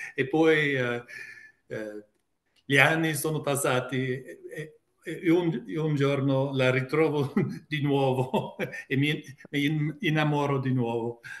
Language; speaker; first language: Italian; non-native, learner; English